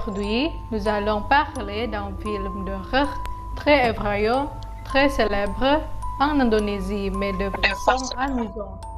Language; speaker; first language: French; non-native, learner; Indonesian